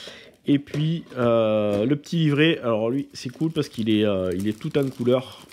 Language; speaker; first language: French; native; French